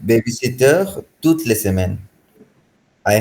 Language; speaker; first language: French; non-native, fluent; Hindi